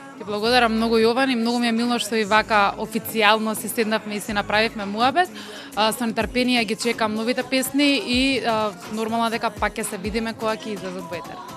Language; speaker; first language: Macedonian; native; Macedonian